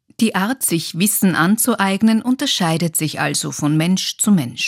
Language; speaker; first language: German; native; German